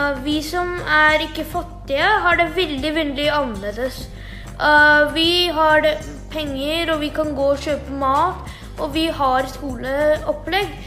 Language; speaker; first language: Norwegian; early bilingual, heritage; Norwegian